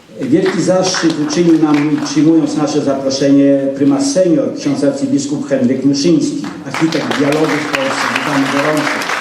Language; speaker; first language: Polish; native; Polish